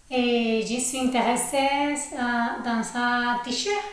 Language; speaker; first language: French; non-native, learner; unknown